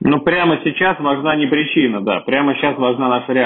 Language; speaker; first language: Russian; native; Russian